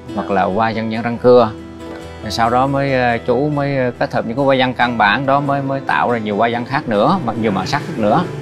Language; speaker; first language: Vietnamese; non-native, local second language; Western Cham